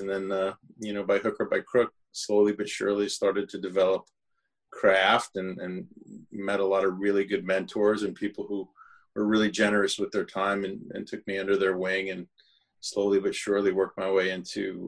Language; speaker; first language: English; native; English